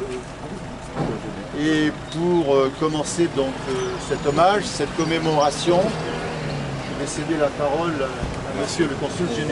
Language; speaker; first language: French; native; French